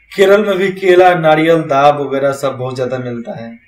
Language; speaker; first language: Hindi; native; Hindi